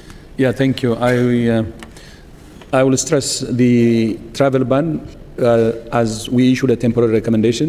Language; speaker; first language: English; non-native, fluent; Tigrinya